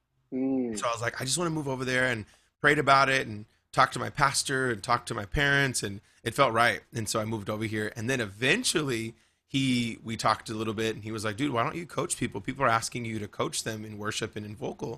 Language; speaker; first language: English; native; English